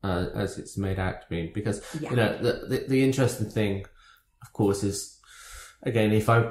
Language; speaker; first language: English; native; English